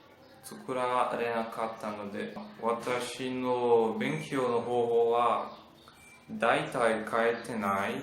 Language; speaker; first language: Japanese; non-native, learner; Portuguese